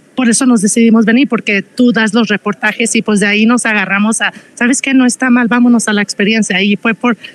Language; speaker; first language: Spanish; native; Spanish